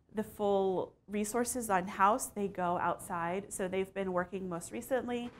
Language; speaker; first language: English; native; English